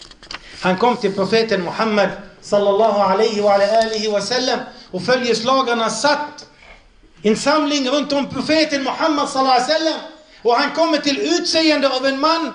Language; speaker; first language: Swedish; non-native, local second language; Arabic